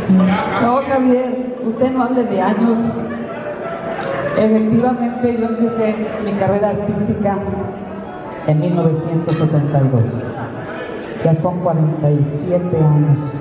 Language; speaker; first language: Spanish; native; Spanish